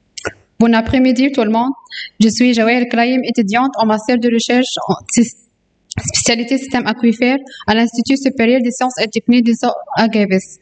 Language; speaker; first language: French; non-native, local second language; Arabic